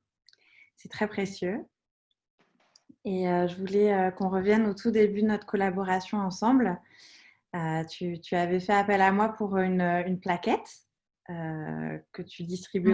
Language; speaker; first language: French; native; French